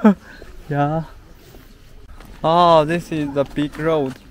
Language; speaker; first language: English; non-native, local second language; Chinese